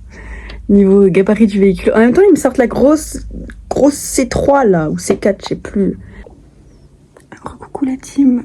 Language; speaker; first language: French; native; French